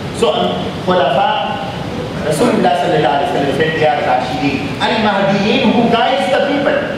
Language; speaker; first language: English; non-native, local second language; Urdu